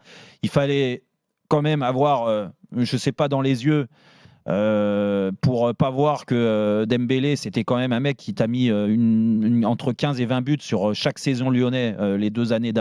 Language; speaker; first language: French; native; French